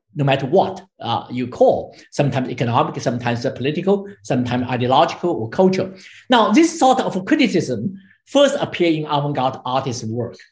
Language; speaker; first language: English; non-native, fluent; Chinese